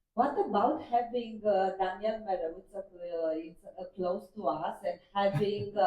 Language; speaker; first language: English; non-native, learner; Romanian